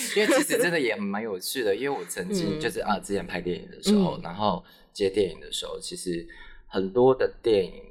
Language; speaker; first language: Chinese; native; Chinese